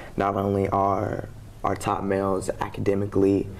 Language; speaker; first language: English; native; English